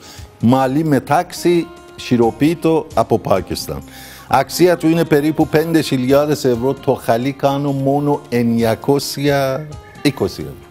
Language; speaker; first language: Greek; non-native, fluent; Persian